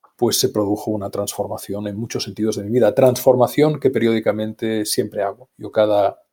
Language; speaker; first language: Spanish; native; Spanish